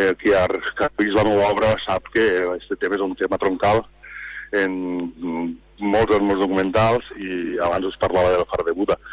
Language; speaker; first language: Catalan; native; Catalan